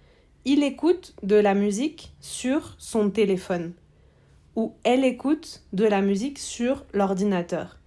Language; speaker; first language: French; non-native, fluent; Spanish